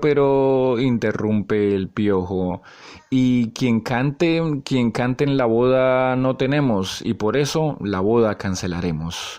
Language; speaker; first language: Spanish; native; Spanish